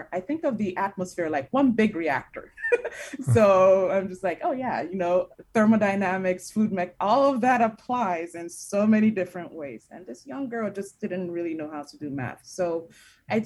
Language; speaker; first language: English; non-native, local second language; Igbo